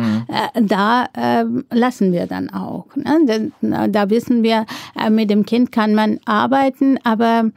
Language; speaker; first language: German; non-native, fluent; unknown